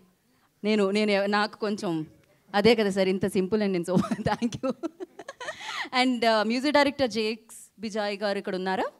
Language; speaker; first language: Telugu; native; Telugu